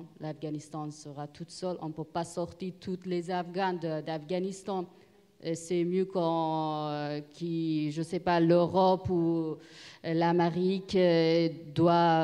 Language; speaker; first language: French; non-native, learner; Persian